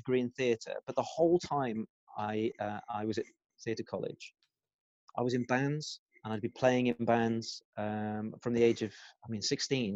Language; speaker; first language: English; native; English